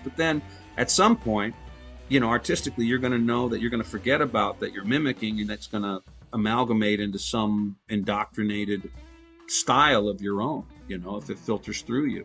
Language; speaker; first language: English; native; English